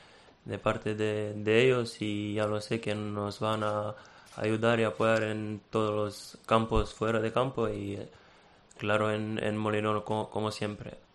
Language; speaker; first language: Spanish; non-native, fluent; Serbian